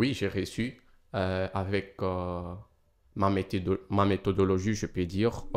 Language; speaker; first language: French; non-native, fluent; Portuguese